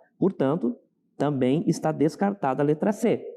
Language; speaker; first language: Portuguese; native; Portuguese